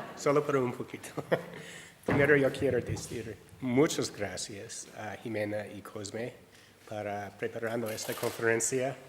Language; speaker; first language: Spanish; non-native, learner; English